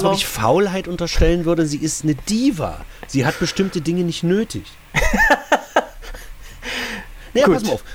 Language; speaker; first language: German; native; German